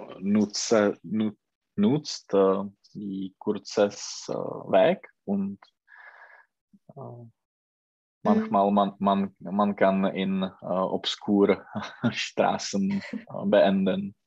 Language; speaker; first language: German; non-native, learner; Czech